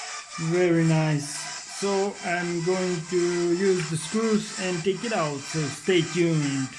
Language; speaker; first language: English; non-native, fluent; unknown